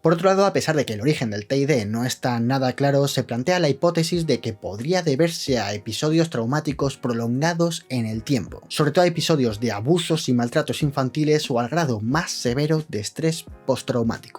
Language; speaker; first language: Spanish; native; Spanish